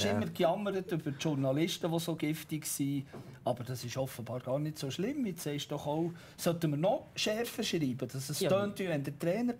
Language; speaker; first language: German; native; German